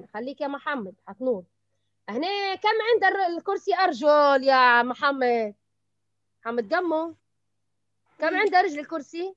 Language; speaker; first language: Arabic; native; Arabic